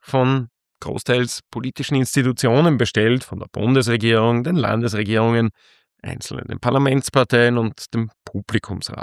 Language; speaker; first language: German; native; German